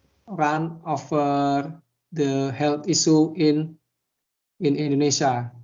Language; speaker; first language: English; non-native, learner; Indonesian